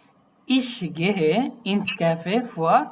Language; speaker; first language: German; non-native, fluent; Bangla